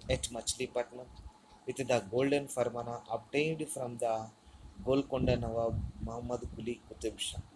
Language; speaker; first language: English; non-native, local second language; Telugu